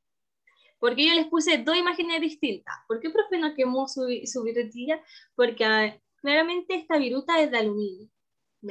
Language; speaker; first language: Spanish; native; Spanish